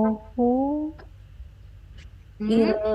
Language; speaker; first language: Korean; non-native, learner; Indonesian